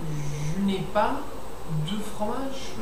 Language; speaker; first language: French; non-native, learner; English